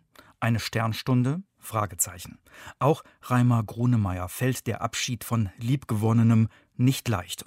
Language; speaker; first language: German; native; German